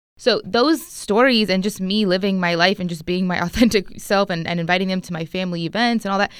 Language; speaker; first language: English; native; English